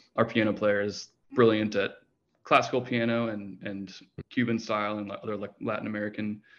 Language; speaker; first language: English; native; English